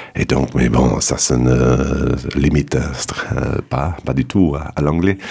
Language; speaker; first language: French; non-native, fluent; English